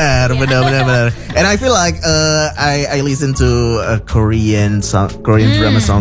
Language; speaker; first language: English; non-native, local second language; Indonesian